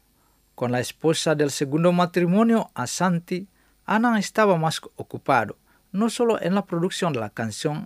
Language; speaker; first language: Spanish; non-native, fluent; Indonesian